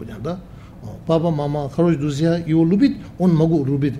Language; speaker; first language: Russian; non-native, learner; Tibetan